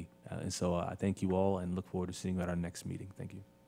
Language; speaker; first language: English; native; English